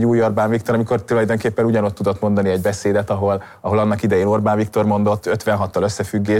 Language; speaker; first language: Hungarian; native; Hungarian